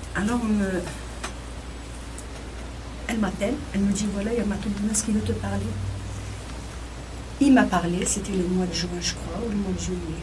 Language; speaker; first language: French; non-native, local second language; Kabyle